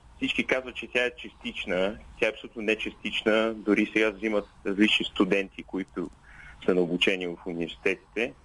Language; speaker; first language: Bulgarian; native; Bulgarian